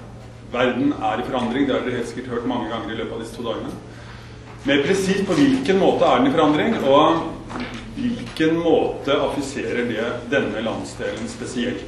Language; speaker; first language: Norwegian; native; Norwegian